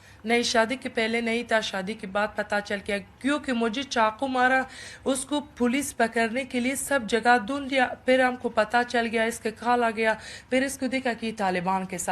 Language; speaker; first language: Hindi; non-native, learner; Persian